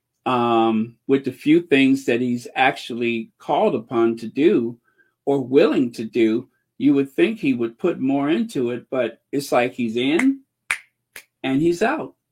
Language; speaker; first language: English; native; English